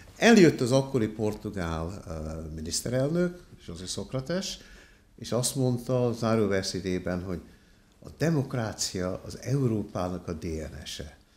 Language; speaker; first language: Hungarian; early bilingual, heritage; Hungarian